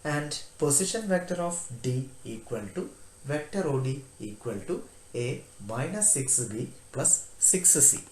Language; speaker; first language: English; non-native, local second language; Malayalam